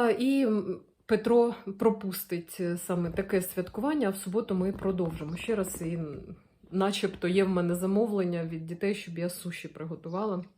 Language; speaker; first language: Ukrainian; non-native, local second language; Russian